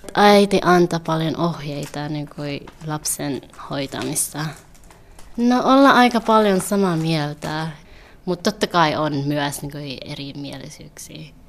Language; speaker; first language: Finnish; early bilingual, other home language; Vietnamese